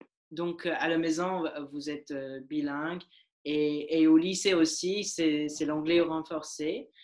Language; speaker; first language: French; non-native, learner; English